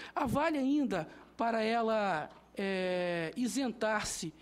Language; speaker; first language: Portuguese; native; Portuguese